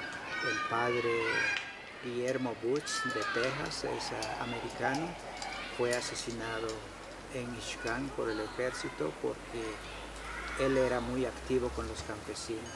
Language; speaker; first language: Spanish; non-native, local second language; Kʼicheʼ